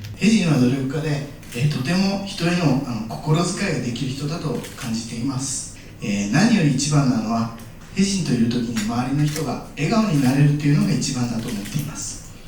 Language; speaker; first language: Japanese; native; Japanese